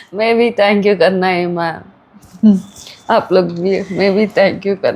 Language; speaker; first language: Hindi; non-native, local second language; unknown